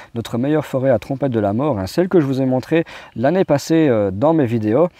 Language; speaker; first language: French; native; French